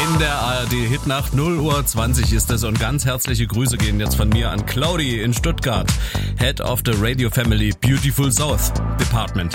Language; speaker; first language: German; native; German